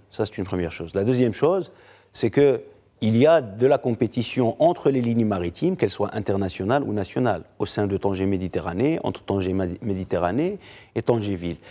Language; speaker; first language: French; non-native, local second language; Arabic